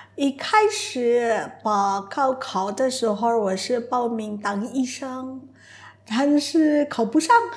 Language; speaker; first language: Chinese; non-native, fluent; Indonesian